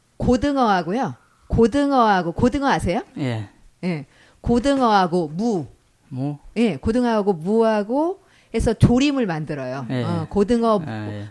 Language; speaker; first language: Korean; native; Korean